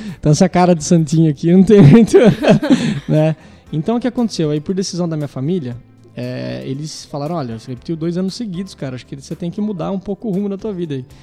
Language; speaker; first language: Portuguese; native; Portuguese